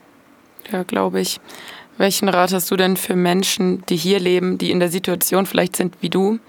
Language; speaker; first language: German; native; German